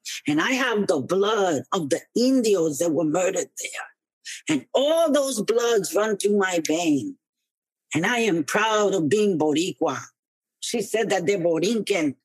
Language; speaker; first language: English; early bilingual, other home language; Spanish